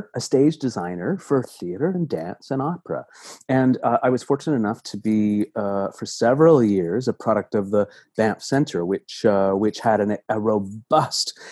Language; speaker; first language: English; native; English